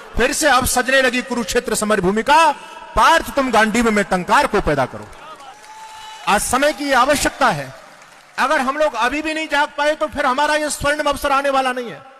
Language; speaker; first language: Hindi; native; Hindi